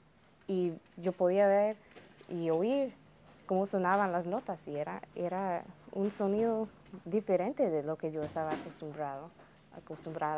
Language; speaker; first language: Spanish; early bilingual, heritage; Spanish